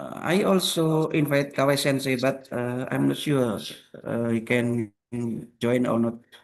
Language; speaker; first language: English; non-native, learner; Indonesian